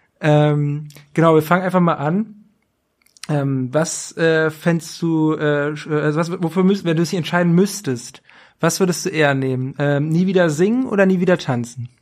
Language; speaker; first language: German; native; German